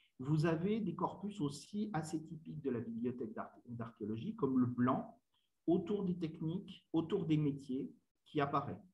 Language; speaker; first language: French; native; French